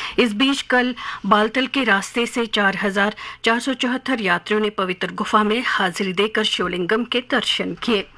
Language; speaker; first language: Urdu; non-native, local second language; Kashmiri